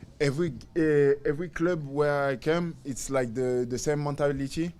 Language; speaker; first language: English; non-native, learner; French